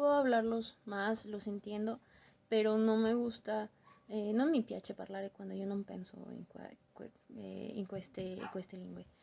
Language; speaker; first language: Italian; non-native, learner; Spanish